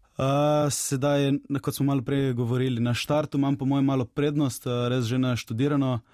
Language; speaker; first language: Slovenian; native; Slovenian